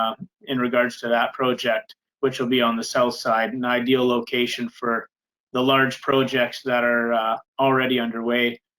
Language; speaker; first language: English; native; English